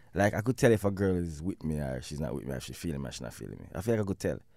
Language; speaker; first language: English; non-native, local second language; Jamaican Creole English